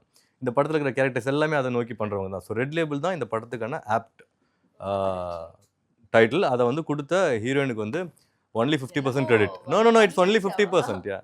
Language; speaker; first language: Tamil; native; Tamil